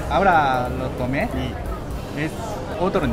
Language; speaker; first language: Spanish; non-native, learner; Japanese